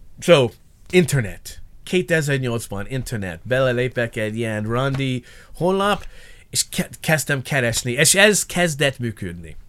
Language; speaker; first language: Hungarian; non-native, learner; English